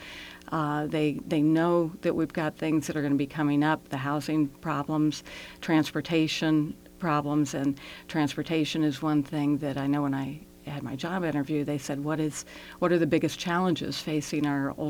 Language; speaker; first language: English; native; English